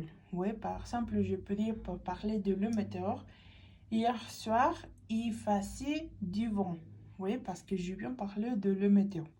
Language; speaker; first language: French; non-native, fluent; Spanish